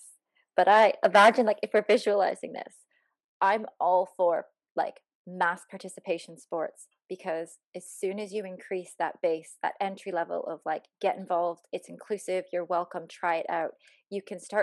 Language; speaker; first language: English; native; English